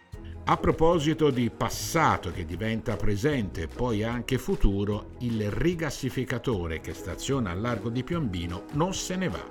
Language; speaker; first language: Italian; native; Italian